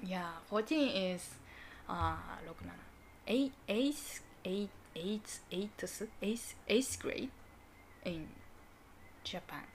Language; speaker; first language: English; non-native, learner; Japanese